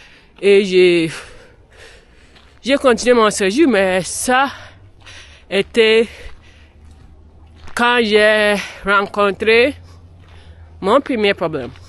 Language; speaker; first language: French; non-native, learner; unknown